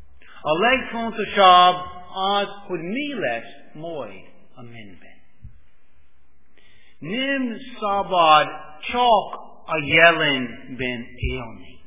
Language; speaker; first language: Hungarian; non-native, fluent; English